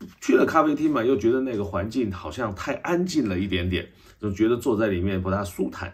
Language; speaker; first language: Chinese; native; Chinese